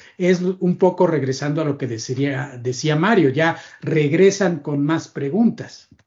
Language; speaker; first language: Spanish; native; Spanish